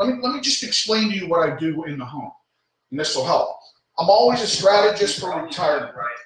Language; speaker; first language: English; native; English